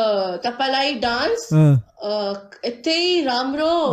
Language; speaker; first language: Nepali; non-native, learner; Urdu